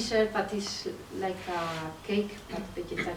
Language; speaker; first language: English; non-native, learner; Spanish